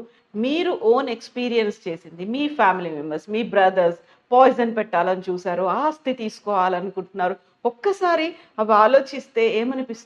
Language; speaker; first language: Telugu; native; Telugu